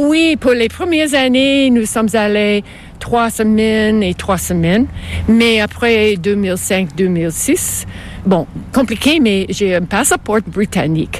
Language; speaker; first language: French; non-native, local second language; English